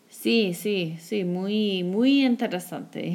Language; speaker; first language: Spanish; non-native, fluent; English